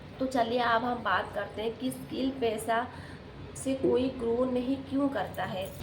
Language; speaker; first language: Hindi; non-native, local second language; Odia